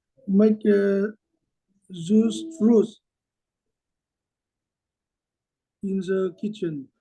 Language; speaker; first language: English; non-native, learner; Vietnamese